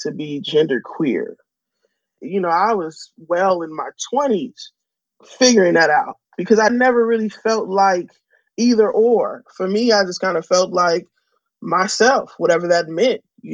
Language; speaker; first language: English; native; English